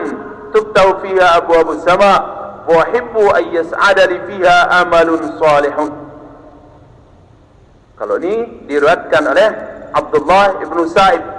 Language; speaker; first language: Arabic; non-native, fluent; Sasak